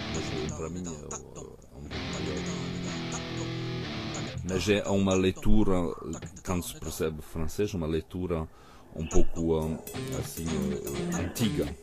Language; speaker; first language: Portuguese; early bilingual, heritage; French